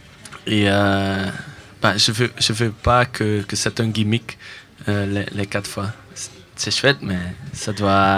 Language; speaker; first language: French; non-native, local second language; Dutch